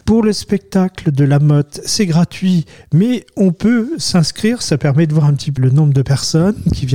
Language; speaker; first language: French; native; French